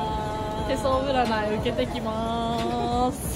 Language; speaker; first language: Japanese; native; Japanese